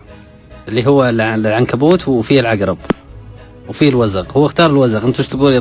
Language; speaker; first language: Arabic; native; Arabic